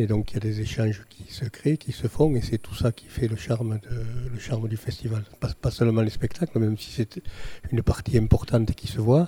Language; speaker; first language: French; native; French